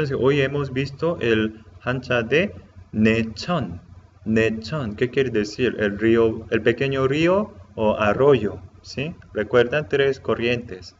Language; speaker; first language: Spanish; non-native, learner; Korean